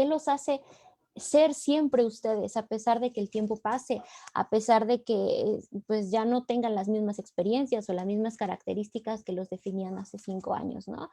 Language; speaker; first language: Spanish; native; Spanish